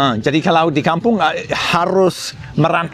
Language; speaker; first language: Indonesian; non-native, fluent; English